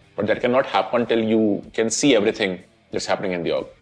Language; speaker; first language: English; non-native, local second language; Hindi